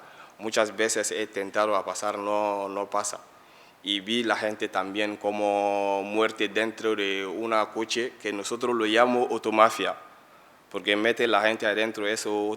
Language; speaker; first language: Spanish; non-native, learner; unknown